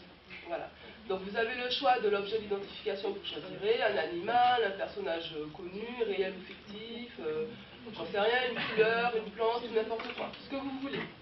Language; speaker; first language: French; native; French